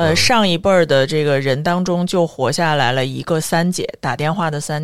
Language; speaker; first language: Chinese; native; Chinese